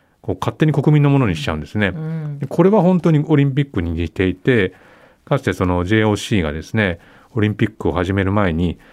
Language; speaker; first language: Japanese; native; Japanese